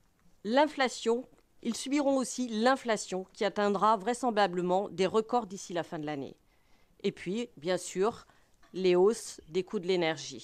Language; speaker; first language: French; native; French